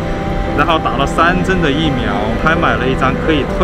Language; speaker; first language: Chinese; native; Chinese